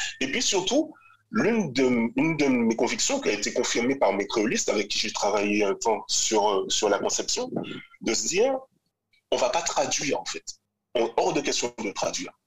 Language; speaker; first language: French; native; French